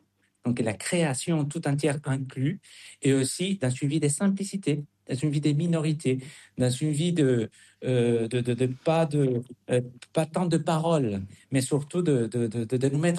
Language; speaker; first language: French; non-native, fluent; Spanish